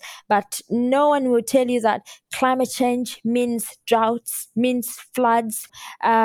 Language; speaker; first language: English; non-native, local second language; Ganda